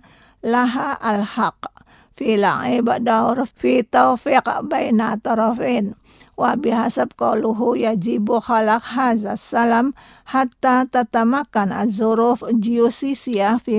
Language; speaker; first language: Arabic; non-native, learner; Indonesian